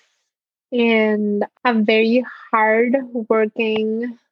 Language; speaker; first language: English; non-native, fluent; Spanish